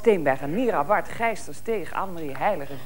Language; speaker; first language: Dutch; native; Dutch